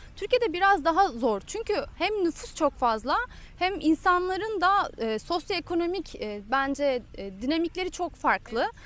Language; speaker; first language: Turkish; native; Turkish